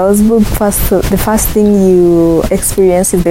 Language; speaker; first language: English; non-native, local second language; Ganda